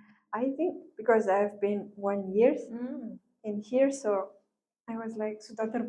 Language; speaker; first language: English; non-native, learner; Malagasy